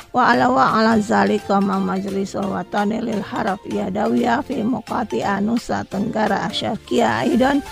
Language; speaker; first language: Arabic; non-native, learner; Indonesian